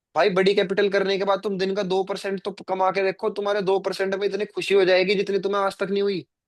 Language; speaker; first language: Hindi; native; Hindi